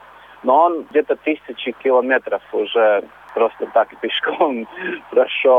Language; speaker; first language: Russian; non-native, local second language; Latvian